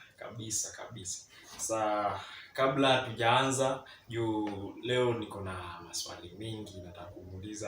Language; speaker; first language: Swahili; non-native, local second language; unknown